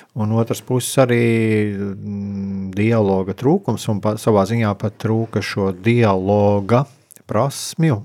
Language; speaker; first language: Latvian; native; Latvian